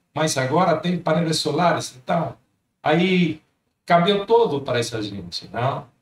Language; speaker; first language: Portuguese; non-native, fluent; Spanish